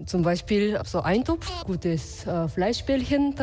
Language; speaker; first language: German; non-native, learner; Japanese